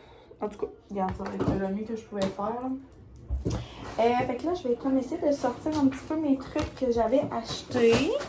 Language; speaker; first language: French; native; French